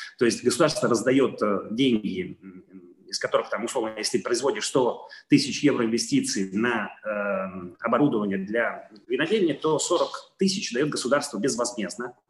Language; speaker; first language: Russian; non-native, fluent; Italian